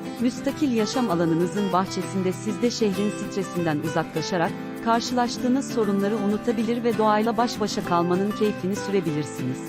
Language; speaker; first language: Turkish; native; Turkish